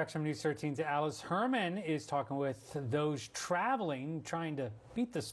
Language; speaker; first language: English; native; English